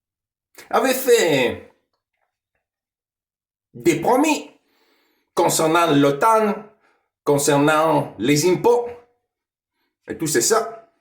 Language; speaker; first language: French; non-native, fluent; Italian